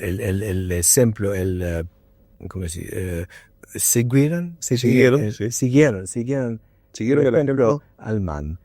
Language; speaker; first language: Spanish; non-native, learner; English